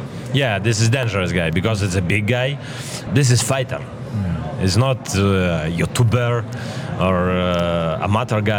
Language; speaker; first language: English; non-native, learner; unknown